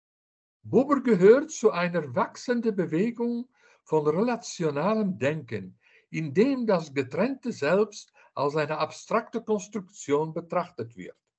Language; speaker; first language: German; non-native, fluent; Dutch